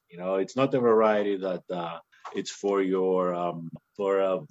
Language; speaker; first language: English; non-native, fluent; Greek